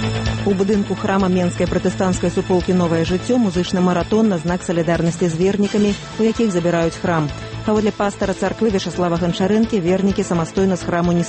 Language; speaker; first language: Belarusian; native; Belarusian